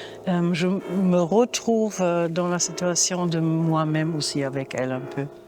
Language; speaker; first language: French; non-native, fluent; German